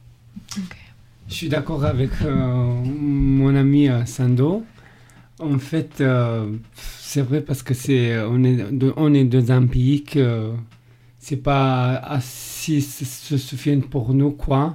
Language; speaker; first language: French; non-native, fluent; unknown